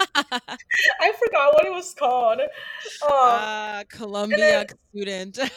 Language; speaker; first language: English; non-native, fluent; Chinese